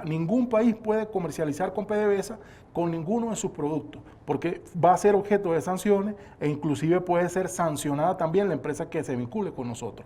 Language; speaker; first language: Spanish; native; Spanish